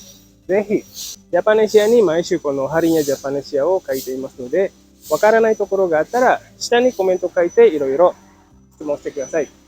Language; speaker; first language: Japanese; non-native, fluent; Indonesian